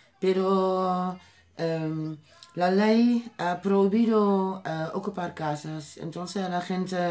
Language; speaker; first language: Spanish; non-native, learner; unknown